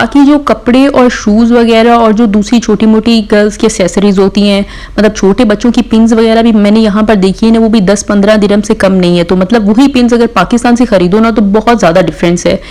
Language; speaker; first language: Urdu; native; Urdu